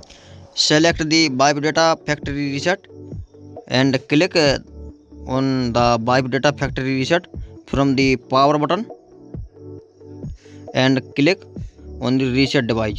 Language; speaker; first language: English; non-native, local second language; Hindi